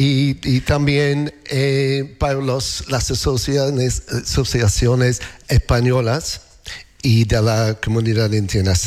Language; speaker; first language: Spanish; non-native, learner; English